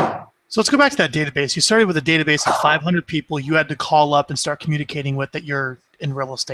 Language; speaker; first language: English; native; English